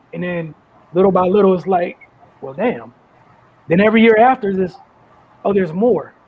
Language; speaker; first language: English; native; English